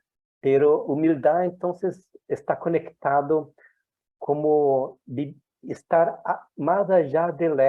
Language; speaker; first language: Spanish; non-native, fluent; Portuguese